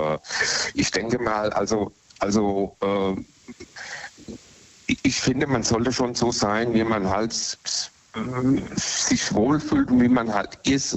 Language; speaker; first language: German; native; German